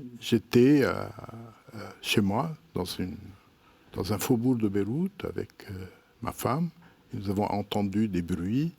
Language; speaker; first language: French; non-native, local second language; Arabic